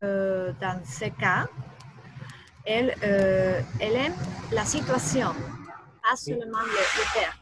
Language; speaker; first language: French; non-native, learner; Spanish